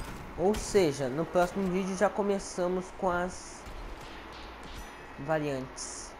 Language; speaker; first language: Portuguese; native; Portuguese